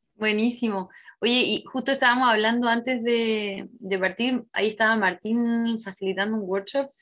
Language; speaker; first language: Spanish; native; Spanish